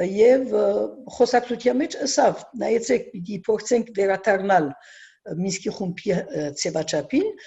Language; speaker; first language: Armenian; early bilingual, heritage; Armenian